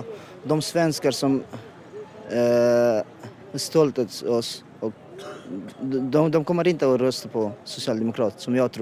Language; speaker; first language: Swedish; non-native, learner; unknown